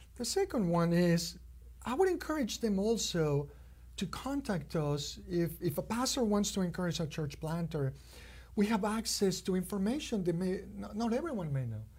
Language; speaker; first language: English; non-native, fluent; Spanish